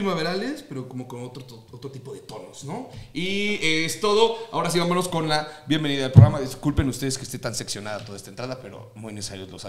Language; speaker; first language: Spanish; native; Spanish